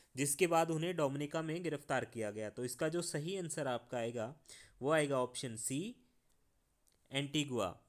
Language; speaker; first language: Hindi; non-native, local second language; Punjabi